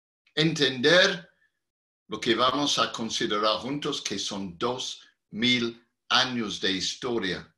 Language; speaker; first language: Spanish; non-native, fluent; English